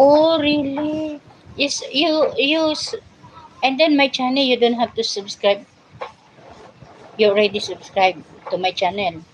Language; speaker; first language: English; non-native, learner; Filipino